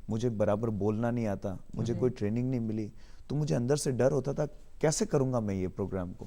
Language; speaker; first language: Hindi; native; Hindi